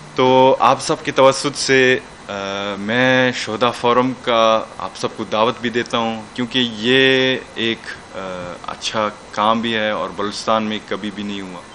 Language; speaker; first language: Urdu; non-native, local second language; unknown